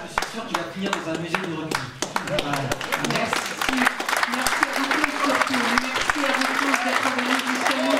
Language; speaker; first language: French; native; French